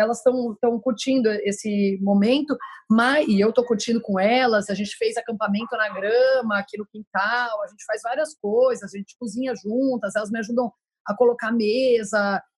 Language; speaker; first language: Portuguese; native; Portuguese